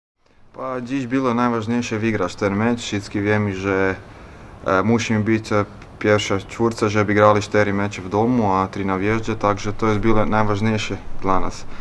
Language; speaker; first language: Polish; non-native, learner; Croatian